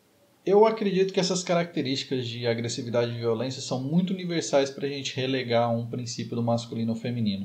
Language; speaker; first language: Portuguese; native; Portuguese